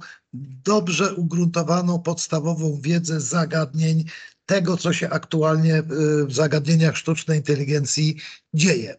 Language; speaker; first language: Polish; native; Polish